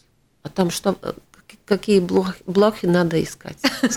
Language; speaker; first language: Russian; non-native, local second language; Latvian